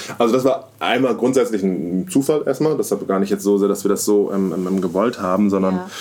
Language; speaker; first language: German; native; German